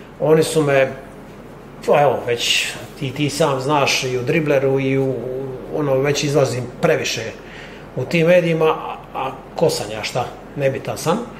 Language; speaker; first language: Croatian; native; Croatian